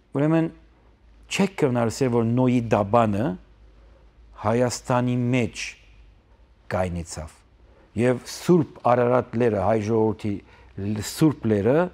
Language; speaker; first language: Armenian; native; Armenian